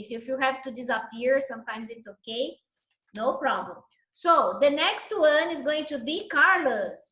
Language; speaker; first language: English; non-native, fluent; Portuguese